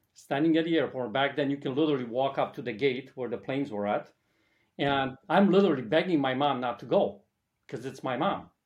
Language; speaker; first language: English; early bilingual, other home language; Polish